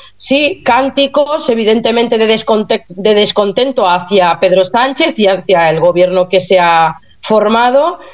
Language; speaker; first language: Spanish; native; Spanish